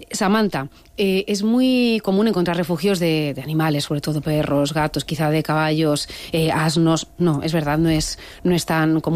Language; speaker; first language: Spanish; non-native, local second language; Catalan